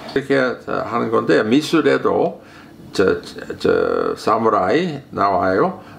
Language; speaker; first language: Korean; non-native, fluent; English